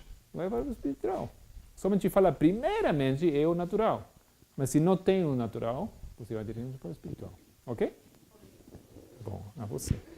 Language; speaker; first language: Portuguese; non-native, fluent; Spanish